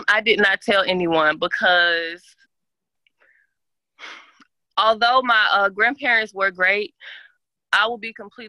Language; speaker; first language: English; native; English